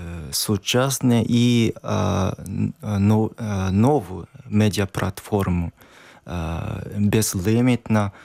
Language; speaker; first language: Ukrainian; non-native, learner; Japanese